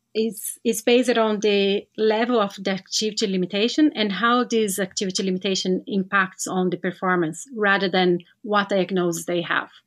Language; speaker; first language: English; non-native, fluent; Portuguese